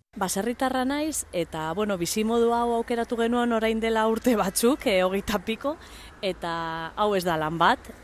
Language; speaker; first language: Basque; non-native, local second language; Spanish